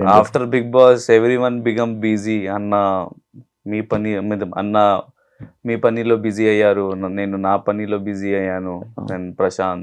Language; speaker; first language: Telugu; non-native, learner; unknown